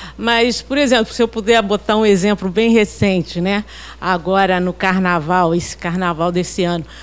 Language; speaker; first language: Portuguese; native; Portuguese